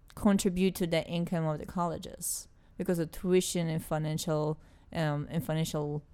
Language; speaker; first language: English; non-native, fluent; Italian